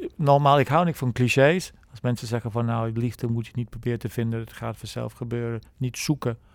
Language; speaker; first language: Dutch; non-native, fluent; English